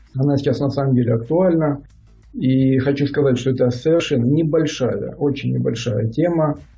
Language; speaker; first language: Russian; native; Russian